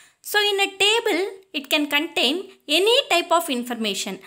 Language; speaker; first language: English; non-native, local second language; Tamil